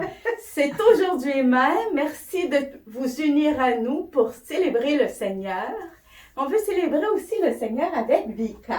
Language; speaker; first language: French; native; French